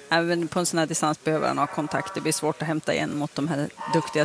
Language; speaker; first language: Swedish; native; Swedish